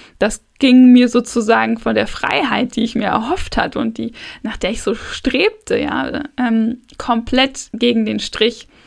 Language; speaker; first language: German; native; German